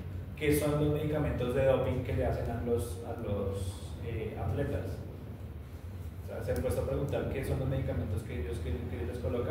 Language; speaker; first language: Spanish; native; Spanish